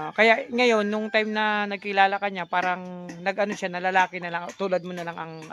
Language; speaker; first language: Filipino; native; Filipino